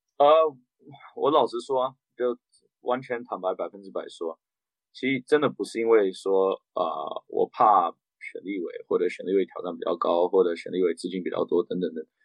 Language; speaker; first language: Chinese; early bilingual, heritage; Chinese